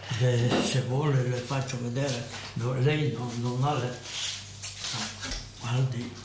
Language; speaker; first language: Italian; non-native, local second language; Friulian